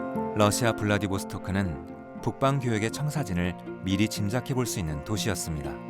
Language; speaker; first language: Korean; native; Korean